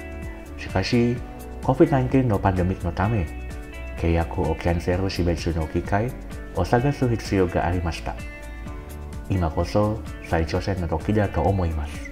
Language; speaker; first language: Japanese; non-native, learner; Indonesian